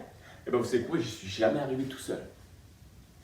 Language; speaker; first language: French; native; French